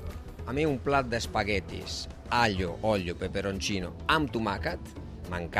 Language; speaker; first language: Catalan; non-native, fluent; Italian